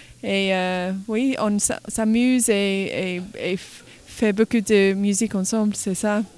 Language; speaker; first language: French; non-native, learner; English